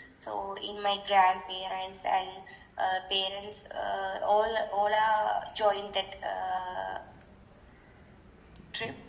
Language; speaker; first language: English; non-native, learner; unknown